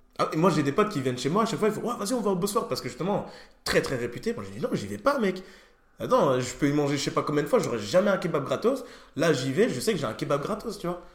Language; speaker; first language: French; early bilingual, other home language; Ewe